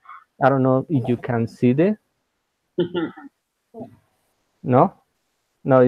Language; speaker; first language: English; non-native, learner; Spanish